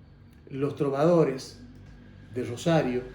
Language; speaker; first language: Spanish; native; Spanish